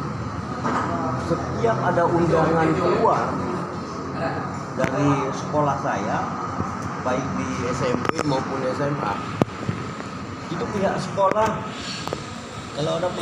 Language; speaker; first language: Indonesian; native; Indonesian